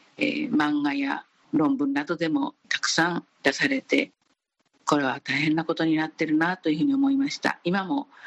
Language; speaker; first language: Japanese; native; Japanese